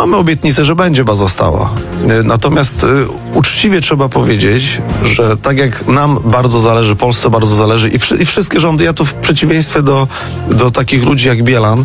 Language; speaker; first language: Polish; native; Polish